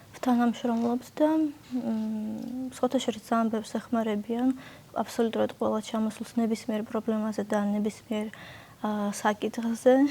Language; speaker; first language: Georgian; non-native, local second language; Russian